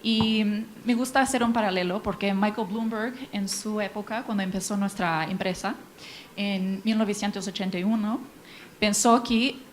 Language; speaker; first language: Spanish; non-native, fluent; English